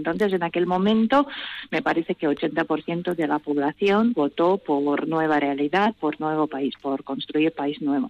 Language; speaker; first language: Spanish; non-native, fluent; Russian